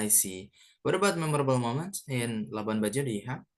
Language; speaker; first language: English; non-native, fluent; Indonesian